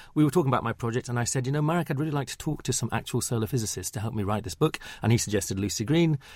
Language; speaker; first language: English; native; English